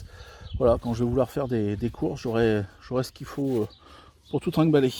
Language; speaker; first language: French; native; French